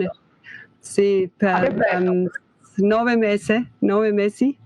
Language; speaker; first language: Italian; non-native, learner; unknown